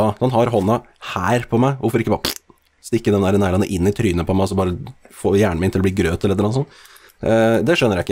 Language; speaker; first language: Norwegian; native; Norwegian